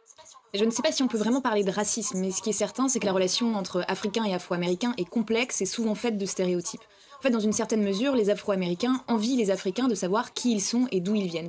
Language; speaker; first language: French; native; French